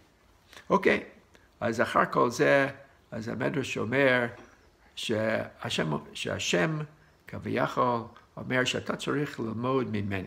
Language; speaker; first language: Hebrew; non-native, fluent; English